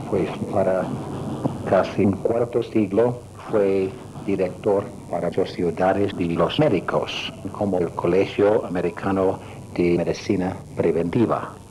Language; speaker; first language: Spanish; non-native, learner; English